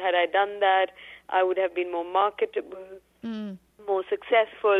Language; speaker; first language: English; non-native, local second language; Hindi